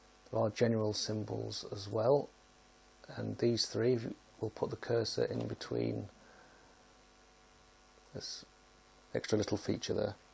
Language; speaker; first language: English; native; English